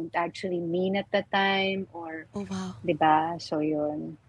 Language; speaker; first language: Filipino; native; Filipino